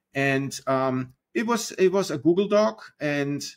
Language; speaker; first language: English; non-native, fluent; German